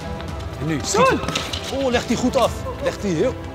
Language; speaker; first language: Dutch; native; Dutch